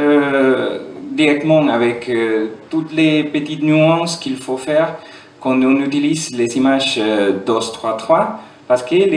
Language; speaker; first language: French; non-native, fluent; German